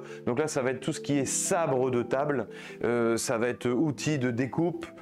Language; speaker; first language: French; native; French